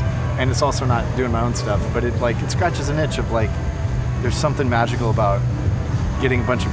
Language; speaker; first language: English; native; English